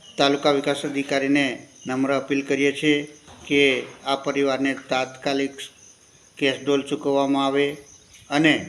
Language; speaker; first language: Gujarati; native; Gujarati